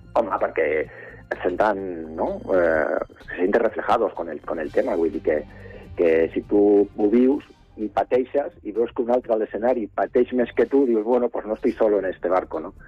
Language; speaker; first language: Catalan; non-native, local second language; Spanish